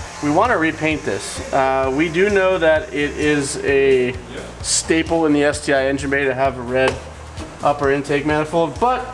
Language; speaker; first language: English; native; English